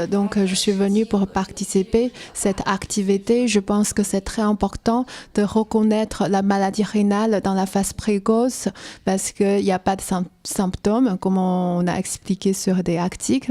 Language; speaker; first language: French; non-native, fluent; Chinese